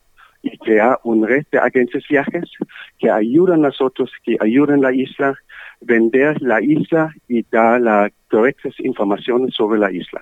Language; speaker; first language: Spanish; non-native, learner; German